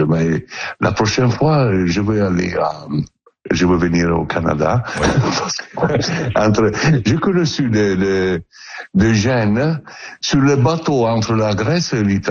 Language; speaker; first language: French; non-native, learner; Italian